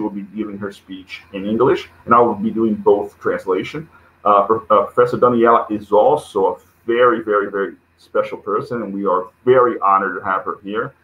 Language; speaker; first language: English; non-native, fluent; Portuguese